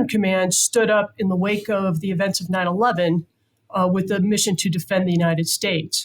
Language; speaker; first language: English; native; English